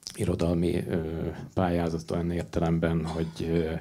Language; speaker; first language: Hungarian; native; Hungarian